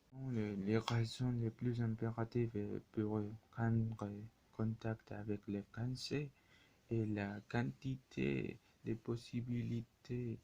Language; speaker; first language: French; non-native, learner; Spanish